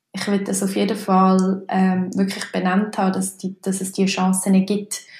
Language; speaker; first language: German; native; German